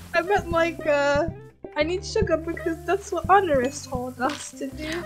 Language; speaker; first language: English; native; English